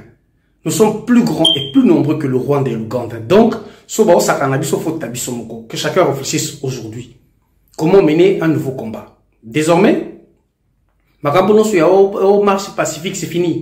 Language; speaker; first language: French; non-native, local second language; Lingala